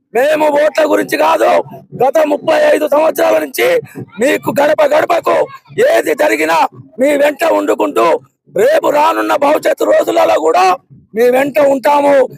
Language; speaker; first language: Telugu; native; Telugu